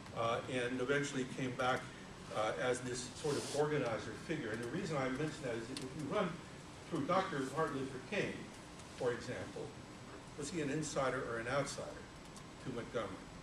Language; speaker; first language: English; native; English